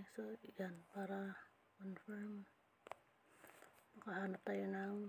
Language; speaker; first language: Filipino; native; Filipino